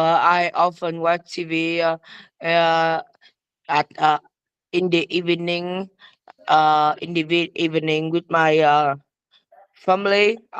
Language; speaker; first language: English; non-native, learner; Vietnamese